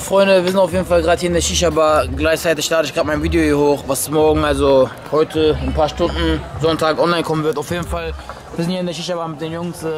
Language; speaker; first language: German; native; German